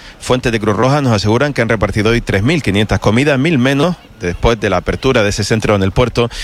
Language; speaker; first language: Spanish; native; Spanish